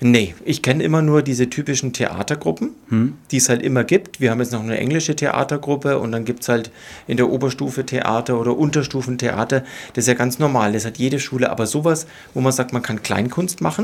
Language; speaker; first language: German; native; German